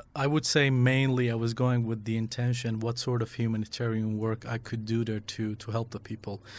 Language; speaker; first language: English; non-native, fluent; Persian